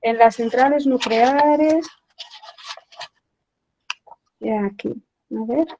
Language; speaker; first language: Spanish; native; Spanish